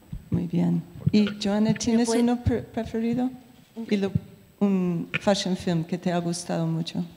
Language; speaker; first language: Spanish; non-native, fluent; English